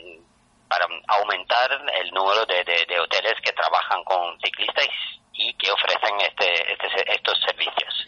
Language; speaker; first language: Spanish; non-native, fluent; Italian